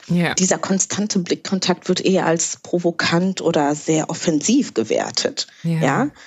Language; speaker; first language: German; early bilingual, other home language; Kinyarwanda